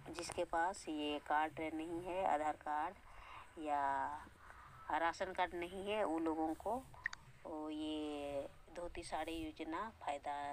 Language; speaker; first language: Hindi; non-native, local second language; Santali